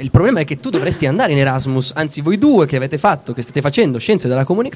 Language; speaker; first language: Italian; native; Italian